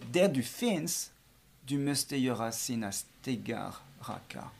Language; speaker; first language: Swedish; non-native, fluent; French